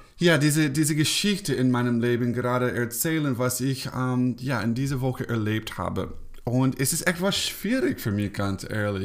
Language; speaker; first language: German; non-native, fluent; English